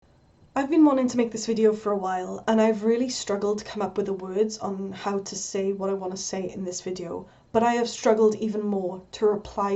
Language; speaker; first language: English; native; English